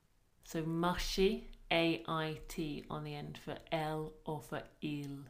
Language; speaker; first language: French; non-native, fluent; English